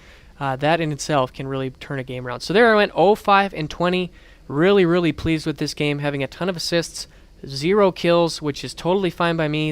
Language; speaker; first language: English; native; English